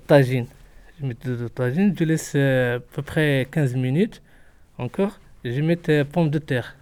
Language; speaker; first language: French; non-native, learner; Arabic